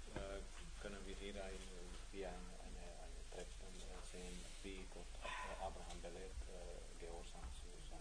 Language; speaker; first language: German; non-native, learner; Hungarian